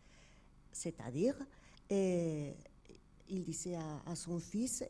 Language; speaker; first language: French; non-native, fluent; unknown